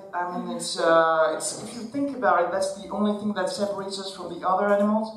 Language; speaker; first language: English; non-native, fluent; Arabic